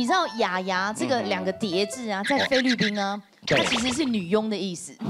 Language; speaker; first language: Chinese; native; Chinese